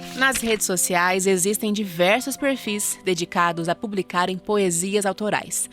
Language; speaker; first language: Portuguese; native; Portuguese